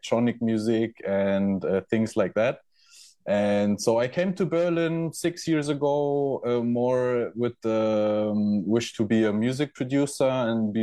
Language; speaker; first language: English; non-native, fluent; German